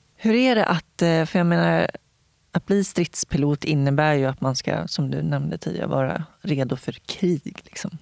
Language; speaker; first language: Swedish; native; Swedish